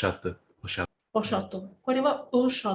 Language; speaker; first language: Japanese; non-native, fluent; Tatar